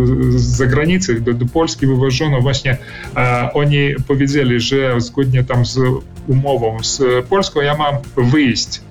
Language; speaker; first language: Polish; early bilingual, heritage; Polish